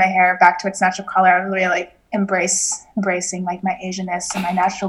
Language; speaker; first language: English; native; English